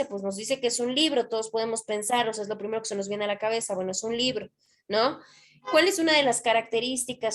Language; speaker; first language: Spanish; native; Spanish